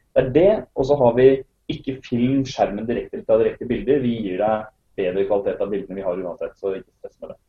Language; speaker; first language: Norwegian; native; Norwegian